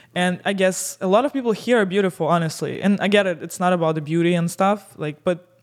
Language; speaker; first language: English; non-native, fluent; Russian